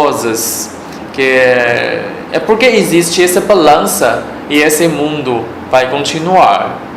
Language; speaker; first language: Portuguese; non-native, fluent; Chinese